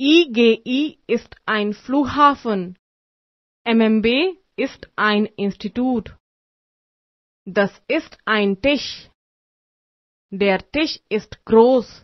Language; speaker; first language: German; non-native, fluent; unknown